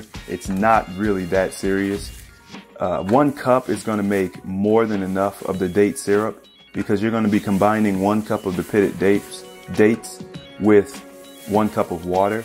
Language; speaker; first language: English; native; English